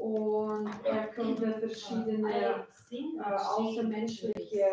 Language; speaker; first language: German; non-native, learner; Russian